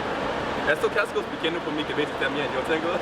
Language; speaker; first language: Spanish; non-native, learner; English